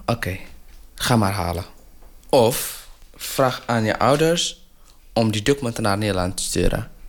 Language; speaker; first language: Dutch; non-native, learner; Tigrinya